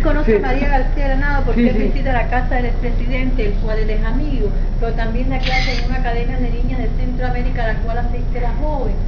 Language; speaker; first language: Spanish; native; Spanish